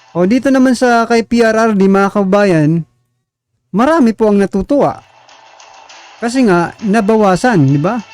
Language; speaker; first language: Filipino; native; Filipino